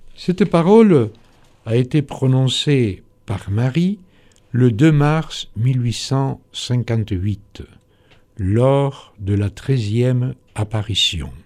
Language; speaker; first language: French; non-native, fluent; Spanish